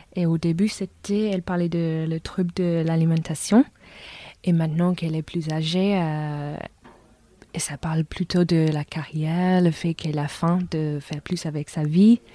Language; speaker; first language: French; non-native, fluent; English